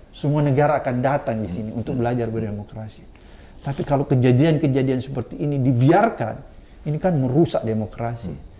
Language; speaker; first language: Indonesian; native; Indonesian